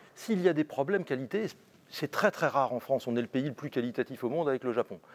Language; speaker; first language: French; native; French